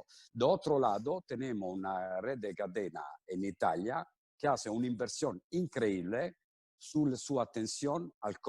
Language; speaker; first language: Spanish; non-native, fluent; Italian